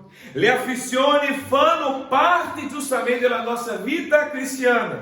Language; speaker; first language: Italian; non-native, fluent; Portuguese